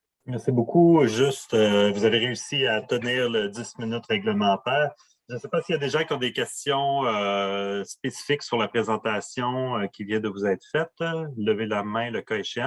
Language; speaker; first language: French; native; French